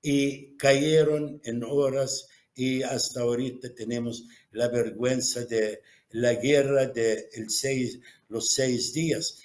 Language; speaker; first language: Spanish; non-native, fluent; Arabic